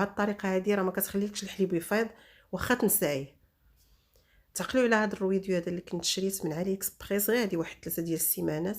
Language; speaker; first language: Arabic; native; Arabic